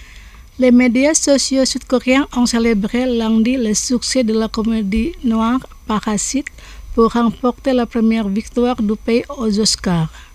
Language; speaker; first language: French; non-native, fluent; Indonesian